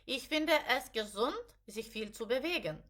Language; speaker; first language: German; non-native, fluent; Lithuanian